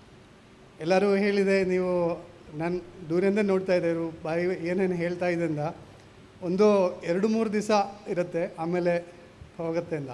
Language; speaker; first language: Kannada; non-native, learner; Malayalam